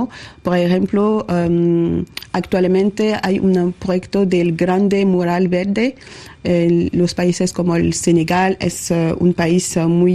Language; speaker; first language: Spanish; non-native, learner; French